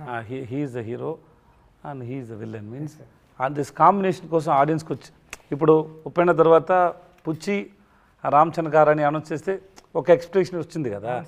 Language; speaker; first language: Telugu; non-native, learner; Tamil